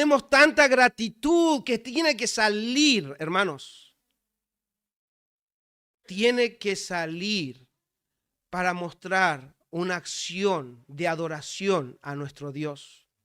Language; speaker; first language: Spanish; native; Spanish